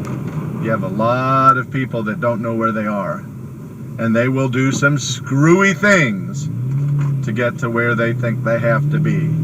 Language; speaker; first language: English; native; English